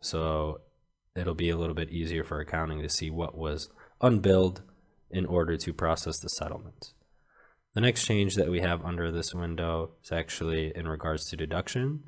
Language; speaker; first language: English; native; English